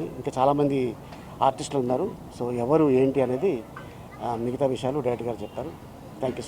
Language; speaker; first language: Telugu; native; Telugu